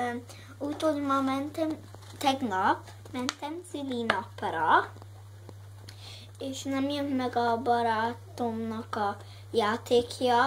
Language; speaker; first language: Hungarian; early bilingual, heritage; Hungarian